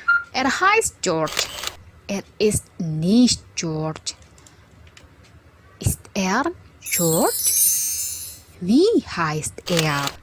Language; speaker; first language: German; non-native, fluent; Indonesian